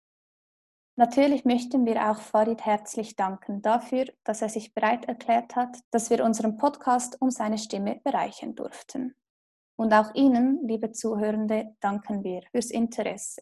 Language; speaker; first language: German; native; German